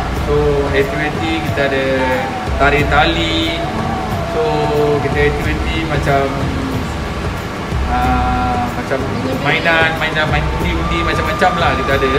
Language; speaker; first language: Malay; non-native, local second language; Tamil